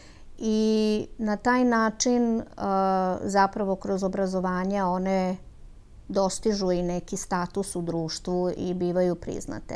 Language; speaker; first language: Serbian; native; Serbian